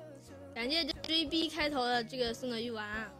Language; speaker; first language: Chinese; native; Chinese